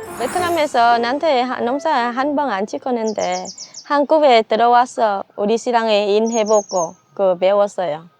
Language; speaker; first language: Korean; non-native, learner; Vietnamese